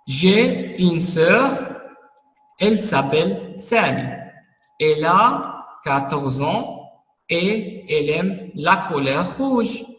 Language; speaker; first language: French; non-native, fluent; Arabic